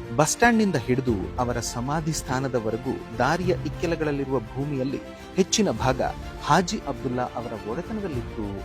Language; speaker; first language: Kannada; native; Kannada